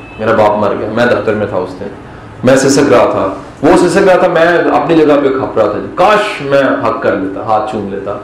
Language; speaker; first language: Urdu; non-native, local second language; Punjabi